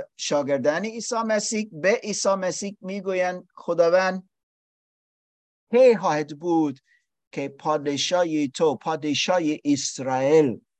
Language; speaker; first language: Persian; non-native, learner; English